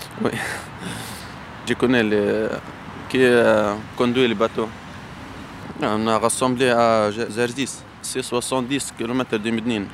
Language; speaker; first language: French; non-native, local second language; Arabic